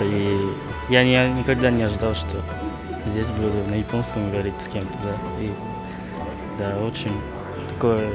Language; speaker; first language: Russian; non-native, learner; Japanese